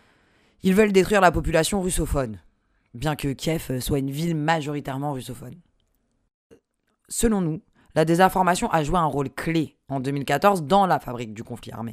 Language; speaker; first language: French; native; French